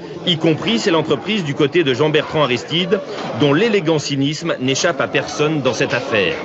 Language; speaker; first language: French; native; French